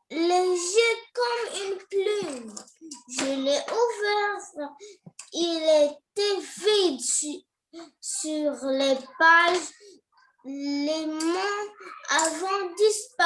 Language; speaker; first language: French; non-native, learner; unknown